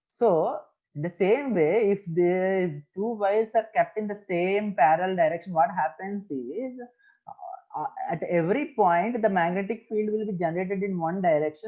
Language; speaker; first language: English; non-native, local second language; Telugu